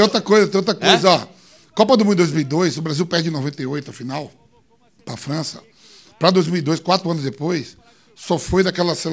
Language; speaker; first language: Portuguese; native; Portuguese